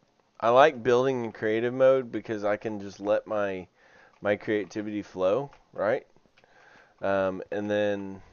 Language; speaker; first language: English; native; English